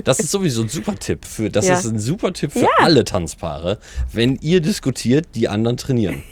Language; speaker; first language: German; native; German